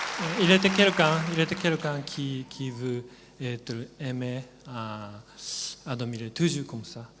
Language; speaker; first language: French; non-native, learner; Japanese